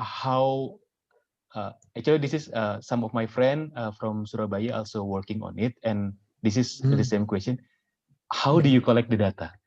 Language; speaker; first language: English; non-native, fluent; Indonesian